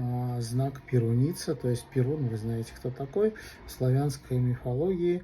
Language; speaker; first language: Russian; native; Russian